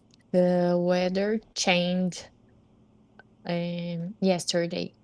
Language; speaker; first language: English; non-native, learner; Portuguese